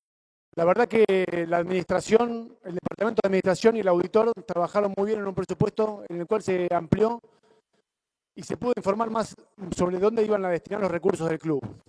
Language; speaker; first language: Spanish; native; Spanish